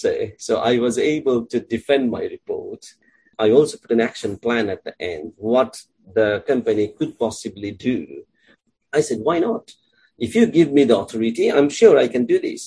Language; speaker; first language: English; non-native, local second language; Bangla